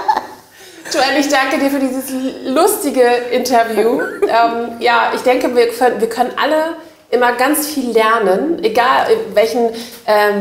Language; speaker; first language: German; native; German